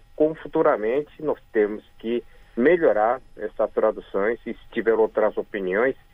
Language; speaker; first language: Portuguese; early bilingual, other home language; Korean